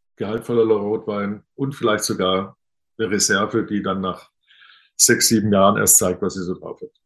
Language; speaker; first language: German; native; German